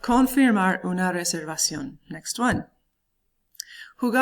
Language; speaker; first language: Spanish; non-native, fluent; English